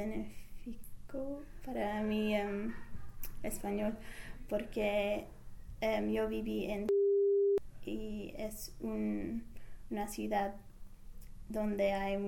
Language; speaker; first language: Spanish; non-native, fluent; English